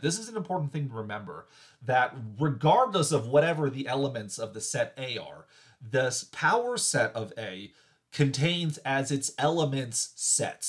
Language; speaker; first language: English; native; English